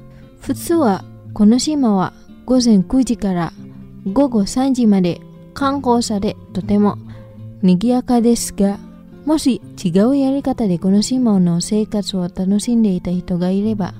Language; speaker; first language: Japanese; non-native, fluent; Indonesian